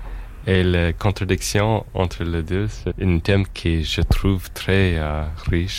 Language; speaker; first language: French; non-native, fluent; English